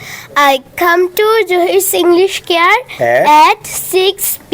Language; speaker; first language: English; non-native, learner; Bangla